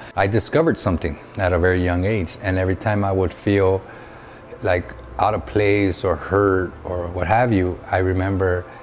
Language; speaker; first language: English; native; English